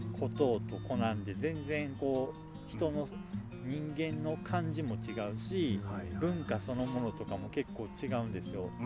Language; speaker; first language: Japanese; native; Japanese